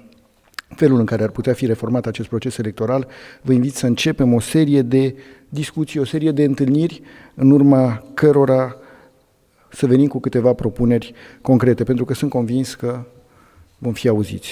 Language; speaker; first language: Romanian; native; Romanian